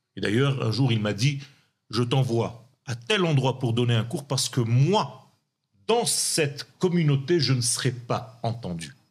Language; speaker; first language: French; non-native, local second language; Hebrew